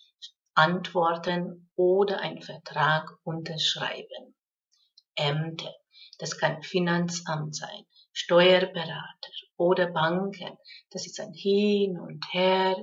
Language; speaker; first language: German; non-native, fluent; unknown